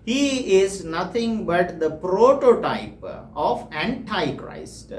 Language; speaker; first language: English; non-native, local second language; Telugu